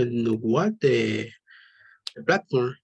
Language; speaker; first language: English; non-native, learner; Spanish